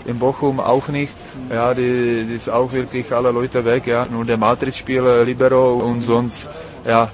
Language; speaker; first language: German; non-native, fluent; Czech